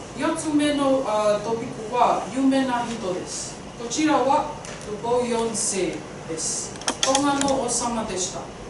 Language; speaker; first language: Japanese; non-native, learner; Tongan